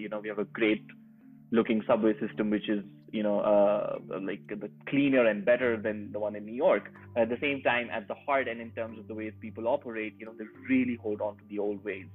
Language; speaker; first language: English; non-native, local second language; Urdu